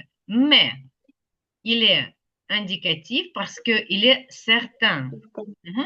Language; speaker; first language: French; non-native, fluent; Ukrainian